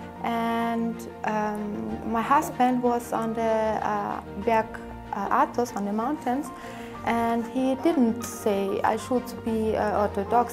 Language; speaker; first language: English; non-native, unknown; German